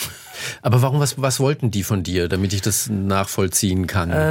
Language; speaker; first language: German; native; German